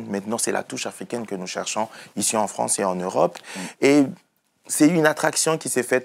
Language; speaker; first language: French; native; French